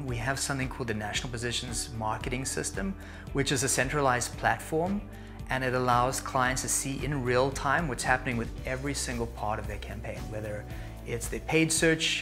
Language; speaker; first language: English; native; English